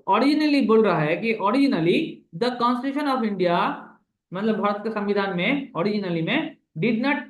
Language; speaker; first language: Hindi; non-native, local second language; Bangla